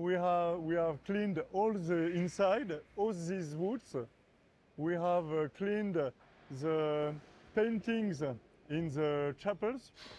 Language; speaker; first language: English; non-native, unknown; French